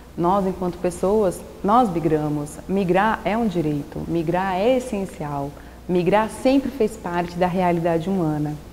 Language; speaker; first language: Portuguese; native; Portuguese